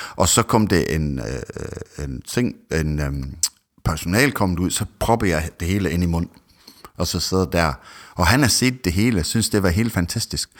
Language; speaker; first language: Danish; non-native, fluent; English